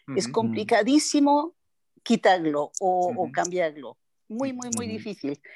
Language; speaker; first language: Spanish; non-native, fluent; German